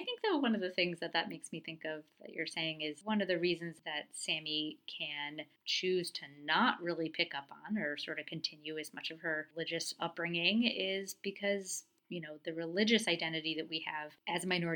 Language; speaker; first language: English; native; English